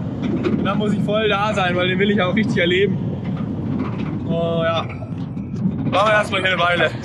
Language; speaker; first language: German; native; German